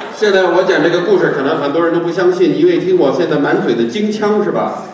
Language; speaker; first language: Chinese; non-native, fluent; English